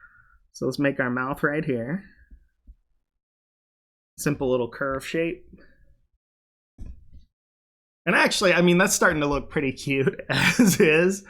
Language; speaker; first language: English; native; English